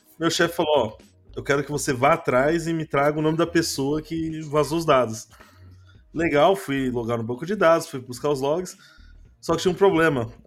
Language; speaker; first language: Portuguese; native; Portuguese